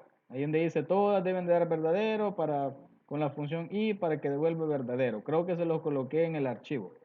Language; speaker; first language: Spanish; native; Spanish